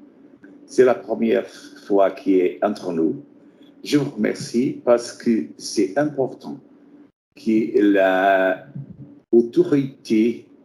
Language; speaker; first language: French; non-native, fluent; Portuguese